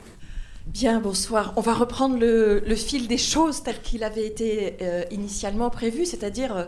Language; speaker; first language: French; native; French